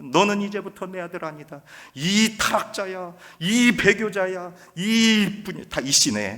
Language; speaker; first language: Korean; native; Korean